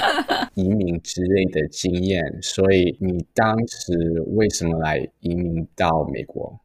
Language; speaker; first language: Chinese; early bilingual, heritage; Chinese